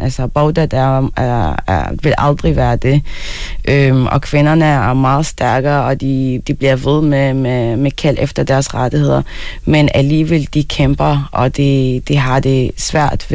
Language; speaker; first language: Danish; early bilingual, other home language; Arabic